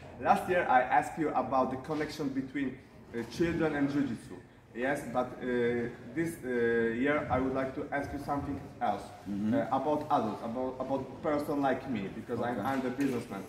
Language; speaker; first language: English; non-native, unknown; Polish